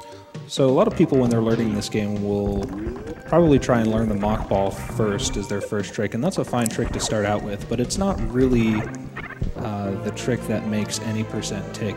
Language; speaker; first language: English; native; English